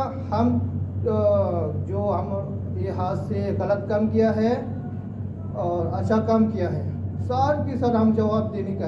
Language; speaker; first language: Hindi; non-native, fluent; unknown